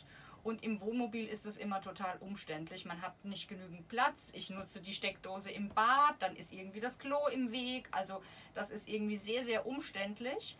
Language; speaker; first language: German; native; German